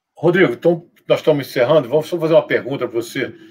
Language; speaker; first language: Portuguese; native; Portuguese